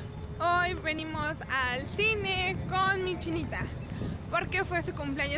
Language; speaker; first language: Spanish; native; Spanish